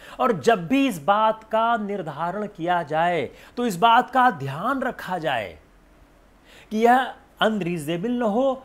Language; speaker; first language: Hindi; native; Hindi